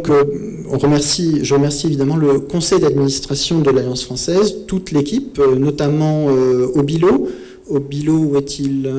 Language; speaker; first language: French; native; French